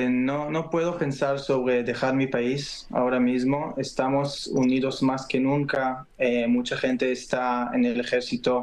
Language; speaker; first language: Spanish; non-native, fluent; Hebrew